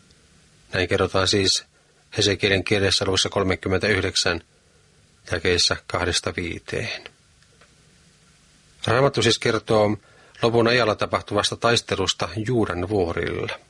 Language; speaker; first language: Finnish; native; Finnish